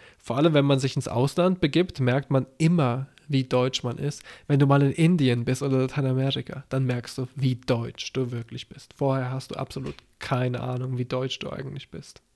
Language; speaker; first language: German; native; German